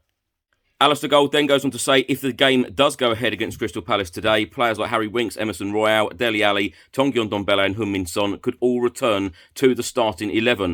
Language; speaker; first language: English; native; English